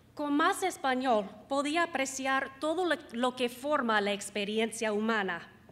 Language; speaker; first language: Spanish; non-native, fluent; English